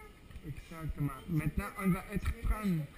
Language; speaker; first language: French; non-native, learner; Spanish